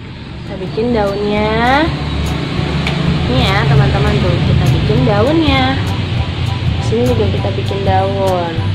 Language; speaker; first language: Indonesian; native; Indonesian